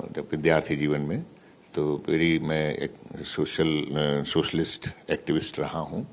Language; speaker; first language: Hindi; native; Hindi